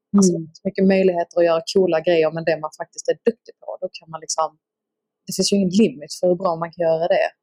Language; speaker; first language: Swedish; native; Swedish